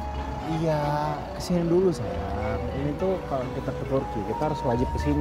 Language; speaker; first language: Indonesian; native; Indonesian